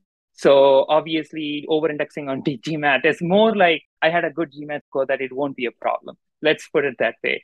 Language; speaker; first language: English; non-native, local second language; Tamil